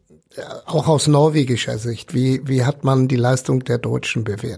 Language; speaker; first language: German; native; German